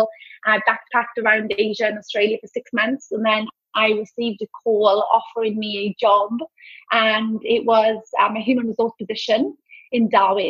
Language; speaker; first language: English; native; English